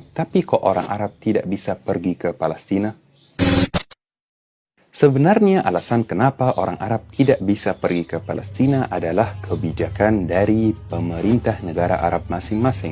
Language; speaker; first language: Indonesian; non-native, fluent; Arabic